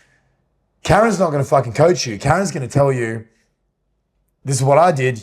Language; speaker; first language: English; native; English